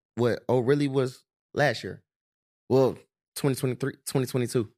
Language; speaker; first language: English; native; English